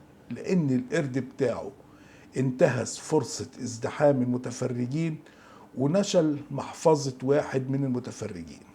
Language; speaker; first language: Arabic; native; Arabic